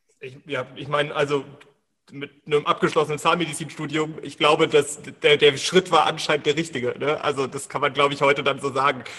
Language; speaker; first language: German; native; German